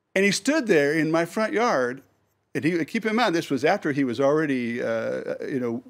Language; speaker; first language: English; native; English